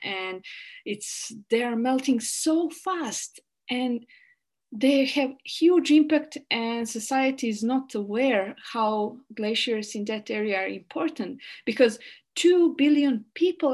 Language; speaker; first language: English; non-native, learner; Bosnian